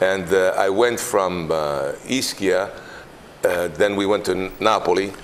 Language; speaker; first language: English; native; English